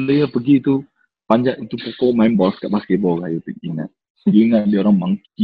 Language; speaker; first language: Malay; non-native, local second language; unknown